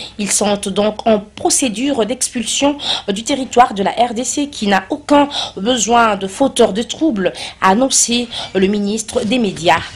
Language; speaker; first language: French; non-native, local second language; Lingala